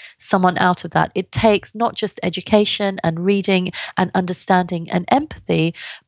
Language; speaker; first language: English; native; English